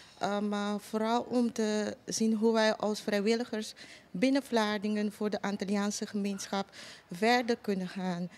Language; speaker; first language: Dutch; non-native, local second language; Papiamento